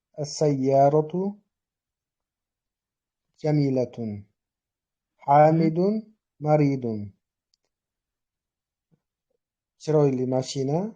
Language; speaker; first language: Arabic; non-native, learner; Uzbek